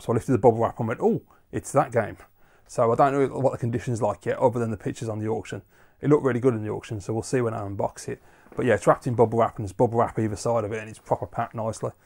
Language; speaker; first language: English; native; English